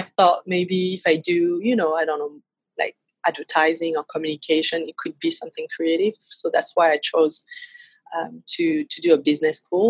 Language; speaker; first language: English; non-native, fluent; French